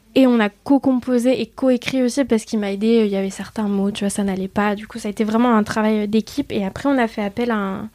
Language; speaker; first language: French; early bilingual, other home language; Vietnamese